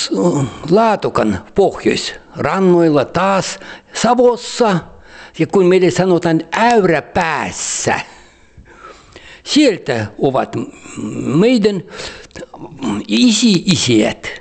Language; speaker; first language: Finnish; early bilingual, heritage; Finnish